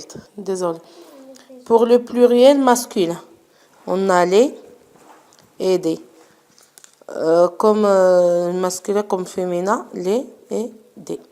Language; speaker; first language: French; non-native, local second language; Arabic